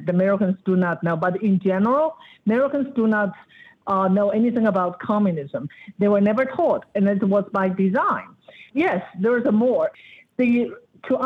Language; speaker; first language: English; non-native, fluent; Chinese